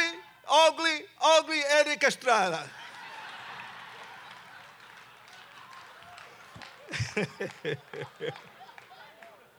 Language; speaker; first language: English; non-native, fluent; Spanish